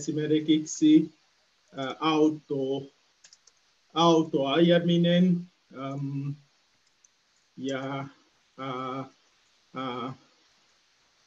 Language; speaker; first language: Finnish; non-native, learner; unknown